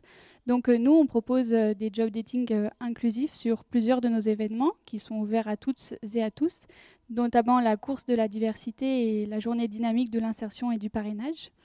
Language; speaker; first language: French; native; French